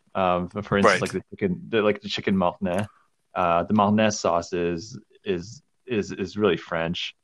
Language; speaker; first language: English; native; English